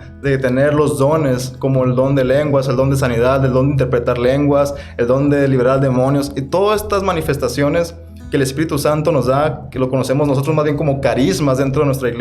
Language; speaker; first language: Spanish; native; Spanish